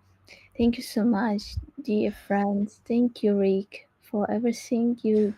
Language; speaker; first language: English; non-native, learner; Crimean Tatar